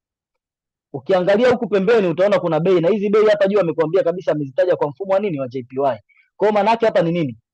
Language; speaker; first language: Swahili; native; Swahili